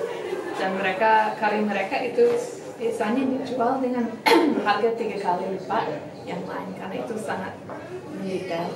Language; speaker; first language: Indonesian; non-native, fluent; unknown